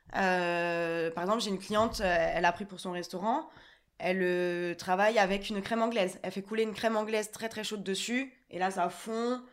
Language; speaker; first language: French; native; French